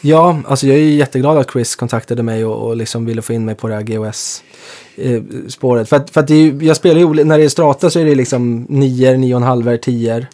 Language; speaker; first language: Swedish; native; Swedish